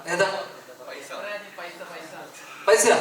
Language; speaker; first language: Malayalam; native; Malayalam